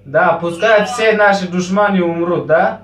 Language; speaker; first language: Russian; non-native, local second language; Tajik